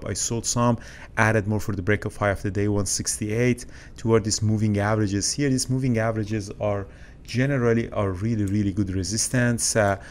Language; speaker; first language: English; native; English